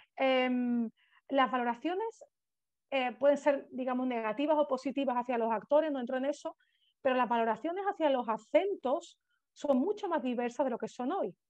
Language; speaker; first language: Spanish; native; Spanish